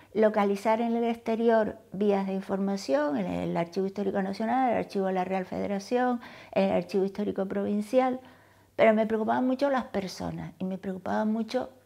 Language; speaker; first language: Spanish; native; Spanish